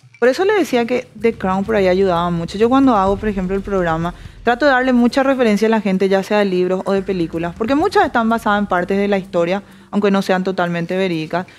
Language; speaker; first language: Spanish; native; Spanish